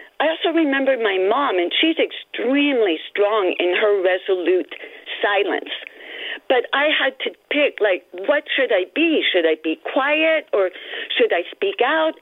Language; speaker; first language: English; early bilingual, other home language; Cantonese